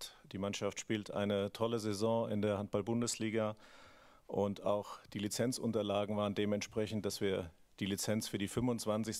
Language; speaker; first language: German; native; German